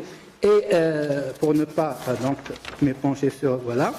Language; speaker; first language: French; non-native, local second language; Arabic